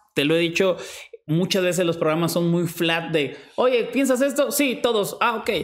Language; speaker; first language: Spanish; native; Spanish